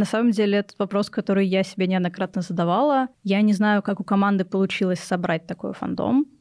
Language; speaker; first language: Russian; native; Russian